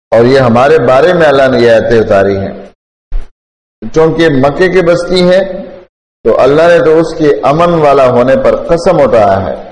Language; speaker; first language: Urdu; non-native, local second language; Pashto